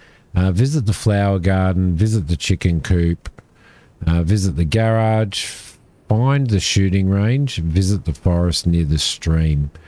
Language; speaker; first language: English; native; English